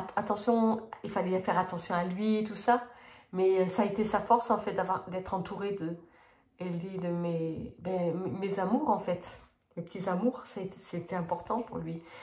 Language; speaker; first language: French; native; French